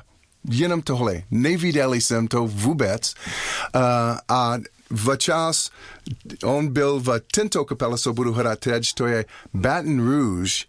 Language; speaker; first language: Czech; non-native, learner; English